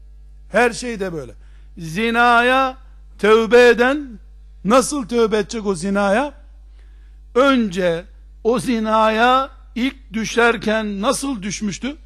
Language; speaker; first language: Turkish; native; Turkish